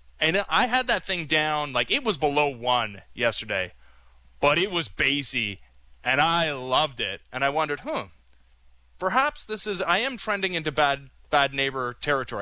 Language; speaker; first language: English; native; English